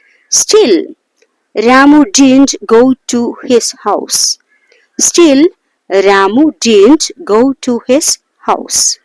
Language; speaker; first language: English; non-native, local second language; Malayalam